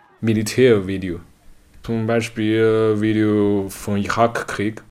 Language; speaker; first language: German; non-native, fluent; Chinese